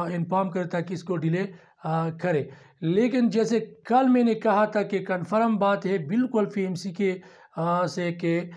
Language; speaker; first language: Urdu; non-native, local second language; Pashto